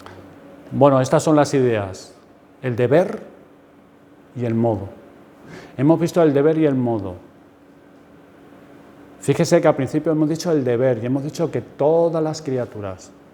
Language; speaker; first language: Spanish; native; Spanish